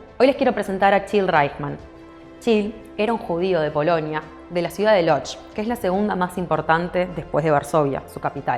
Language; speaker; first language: Spanish; native; Spanish